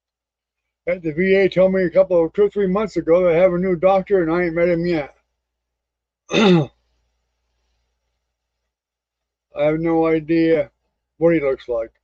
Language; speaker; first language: English; native; English